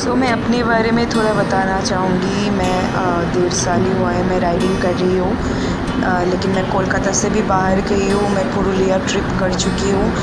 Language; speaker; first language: Hindi; non-native, local second language; Bangla